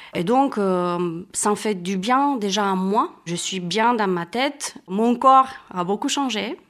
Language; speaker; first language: French; non-native, fluent; Romanian